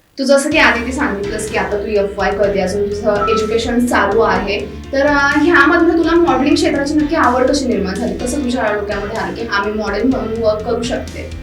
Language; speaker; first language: Marathi; native; Marathi